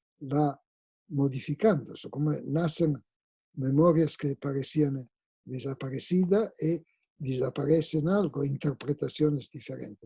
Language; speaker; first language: Spanish; non-native, fluent; Italian